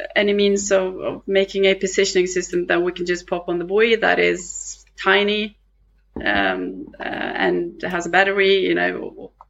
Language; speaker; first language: English; non-native, fluent; Norwegian